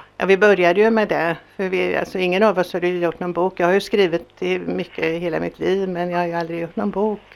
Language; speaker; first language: Swedish; native; Swedish